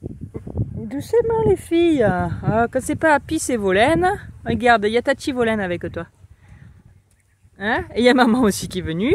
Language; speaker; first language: French; native; French